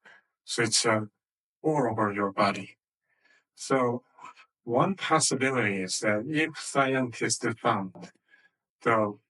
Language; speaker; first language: English; non-native, fluent; Korean